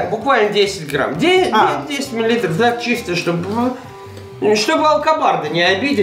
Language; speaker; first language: Russian; native; Russian